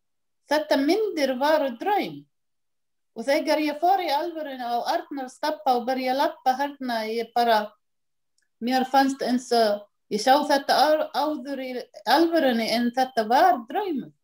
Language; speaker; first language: Icelandic; non-native, learner; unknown